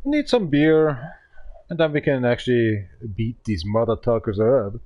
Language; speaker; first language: English; non-native, learner; German